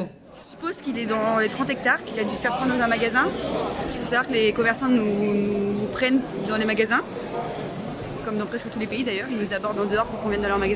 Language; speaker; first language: French; native; French